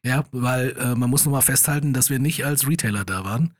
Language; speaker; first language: German; native; German